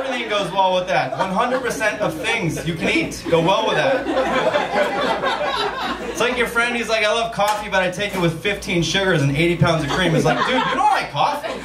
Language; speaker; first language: English; native; English